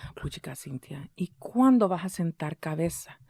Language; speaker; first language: Spanish; early bilingual, heritage; Spanish